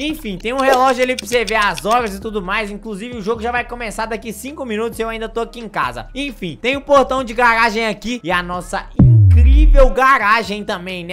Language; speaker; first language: Portuguese; native; Portuguese